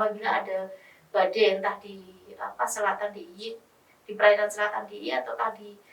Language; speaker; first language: Indonesian; native; Indonesian